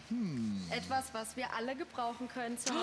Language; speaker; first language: German; native; German